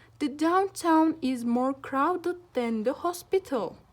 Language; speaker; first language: English; non-native, fluent; Turkish